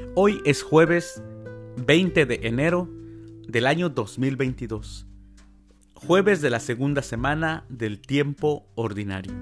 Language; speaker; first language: Spanish; native; Spanish